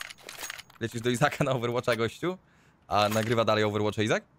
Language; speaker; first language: Polish; native; Polish